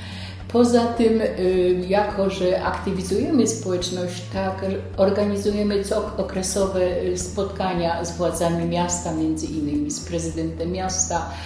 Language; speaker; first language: Polish; native; Polish